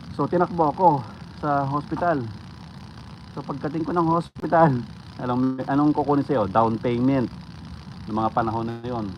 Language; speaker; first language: Filipino; non-native, local second language; Iloko